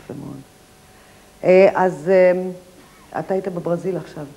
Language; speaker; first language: Hebrew; native; Hebrew